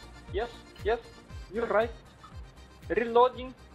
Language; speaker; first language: English; non-native, learner; Russian